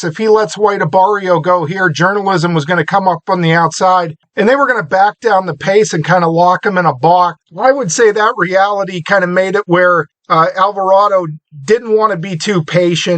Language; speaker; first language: English; native; English